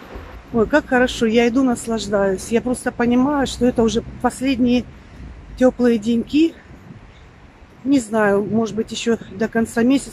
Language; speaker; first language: Russian; native; Russian